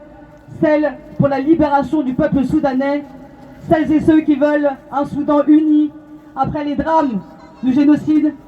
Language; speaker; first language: French; native; French